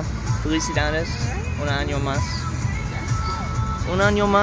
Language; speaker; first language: Spanish; non-native, learner; English